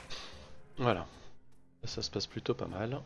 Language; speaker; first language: French; native; French